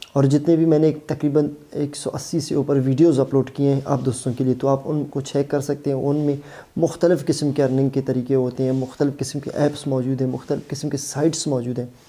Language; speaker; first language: Urdu; non-native, local second language; Baluchi